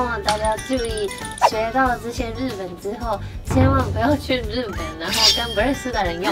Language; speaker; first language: Chinese; non-native, fluent; Japanese